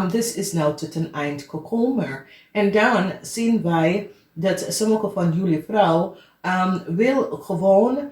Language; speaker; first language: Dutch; non-native, fluent; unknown